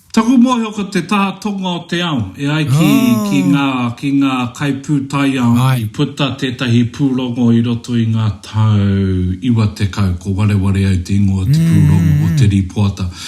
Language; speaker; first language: Māori; native; Māori